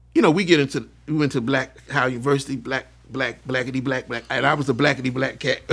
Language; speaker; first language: English; native; English